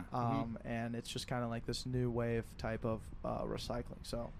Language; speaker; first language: English; native; English